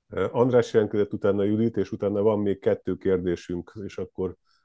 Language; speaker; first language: Hungarian; native; Hungarian